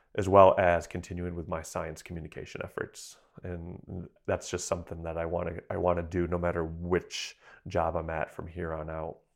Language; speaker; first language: English; native; English